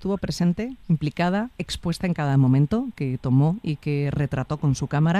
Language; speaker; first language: Spanish; native; Spanish